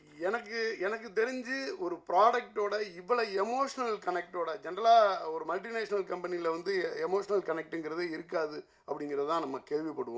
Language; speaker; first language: Tamil; native; Tamil